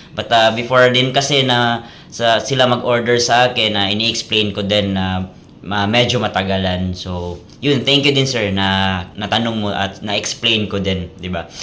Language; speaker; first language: Filipino; non-native, local second language; Cebuano